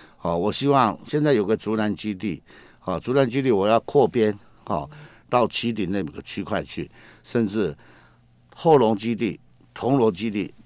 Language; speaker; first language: Chinese; native; Chinese